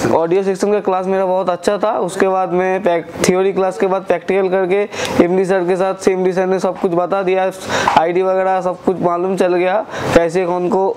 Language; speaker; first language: Hindi; native; Hindi